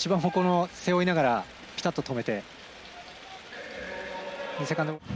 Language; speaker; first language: Japanese; native; Japanese